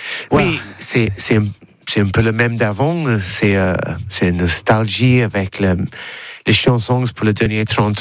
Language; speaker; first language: French; non-native, learner; English